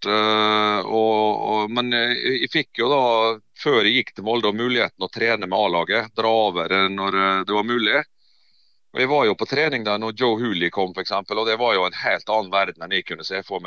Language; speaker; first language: Norwegian; native; Norwegian